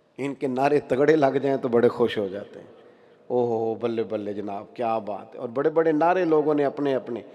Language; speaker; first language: Urdu; non-native, local second language; Punjabi